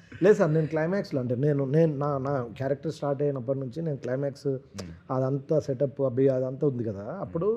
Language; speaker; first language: Telugu; native; Telugu